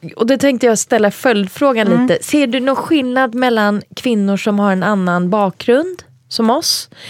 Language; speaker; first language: Swedish; early bilingual, other home language; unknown